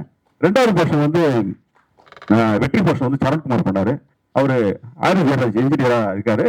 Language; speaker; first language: Tamil; native; Tamil